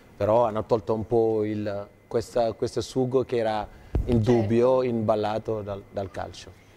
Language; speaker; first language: Italian; non-native, fluent; Wolof